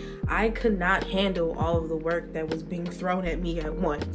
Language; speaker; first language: English; native; English